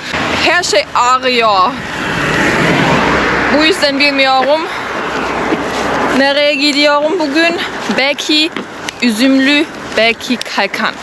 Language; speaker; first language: Turkish; non-native, learner; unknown